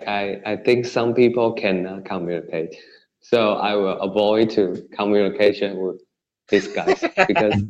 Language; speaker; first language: English; non-native, learner; Chinese